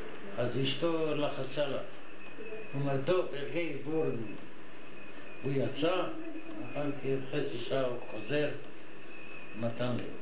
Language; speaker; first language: Hebrew; non-native, fluent; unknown